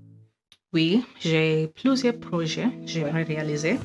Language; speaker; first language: French; non-native, fluent; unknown